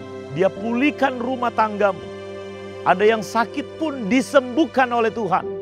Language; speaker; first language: Indonesian; native; Indonesian